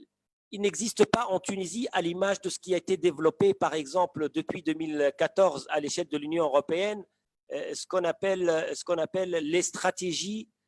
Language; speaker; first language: French; non-native, local second language; Arabic